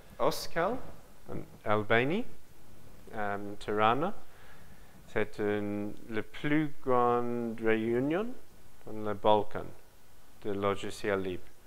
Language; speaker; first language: French; non-native, learner; English